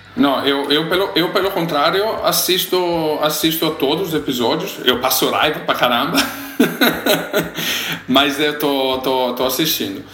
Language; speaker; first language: Portuguese; non-native, fluent; Italian